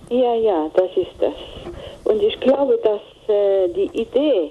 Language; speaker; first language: German; non-native, fluent; Greek